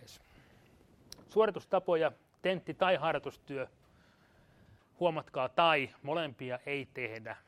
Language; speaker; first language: Finnish; native; Finnish